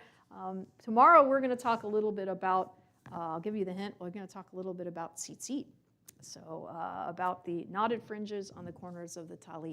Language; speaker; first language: English; native; English